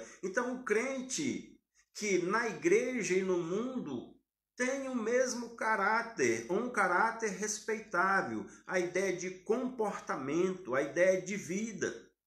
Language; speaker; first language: Portuguese; native; Portuguese